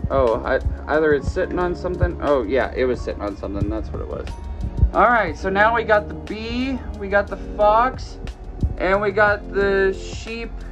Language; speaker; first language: English; native; English